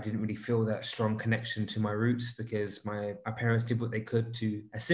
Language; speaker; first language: English; native; English